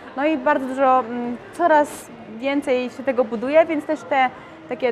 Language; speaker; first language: Polish; early bilingual, other home language; Mongolian